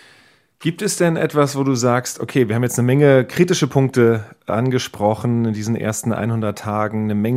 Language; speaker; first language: German; native; German